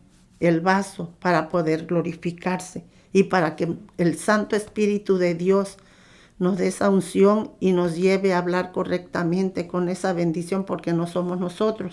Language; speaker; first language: Spanish; native; Spanish